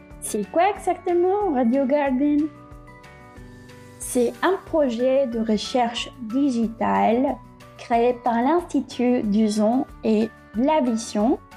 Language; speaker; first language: French; non-native, fluent; Spanish